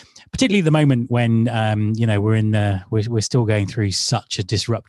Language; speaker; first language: English; native; English